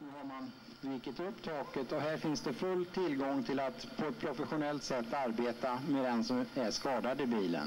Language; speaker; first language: Swedish; native; Swedish